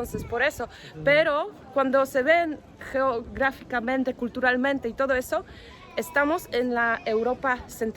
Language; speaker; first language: Spanish; non-native, fluent; Polish